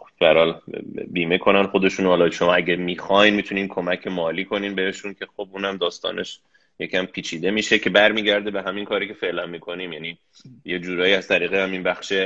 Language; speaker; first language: Persian; early bilingual, heritage; Persian